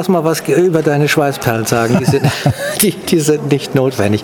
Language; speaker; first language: German; native; German